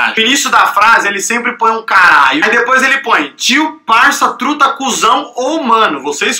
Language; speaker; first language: Portuguese; native; Portuguese